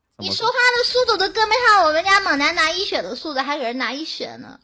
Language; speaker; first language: Chinese; native; Chinese